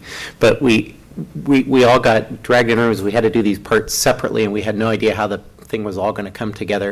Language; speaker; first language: English; native; English